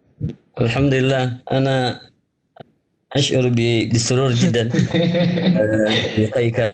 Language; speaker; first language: Arabic; non-native, learner; Indonesian